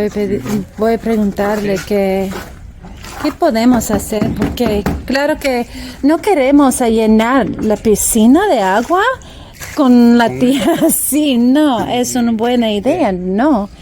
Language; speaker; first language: Spanish; non-native, learner; English